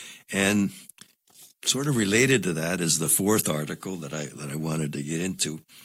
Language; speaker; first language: English; non-native, local second language; Spanish